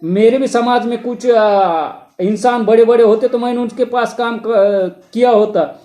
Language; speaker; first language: Hindi; non-native, local second language; Marathi